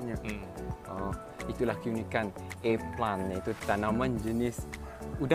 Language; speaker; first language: Malay; native; Malay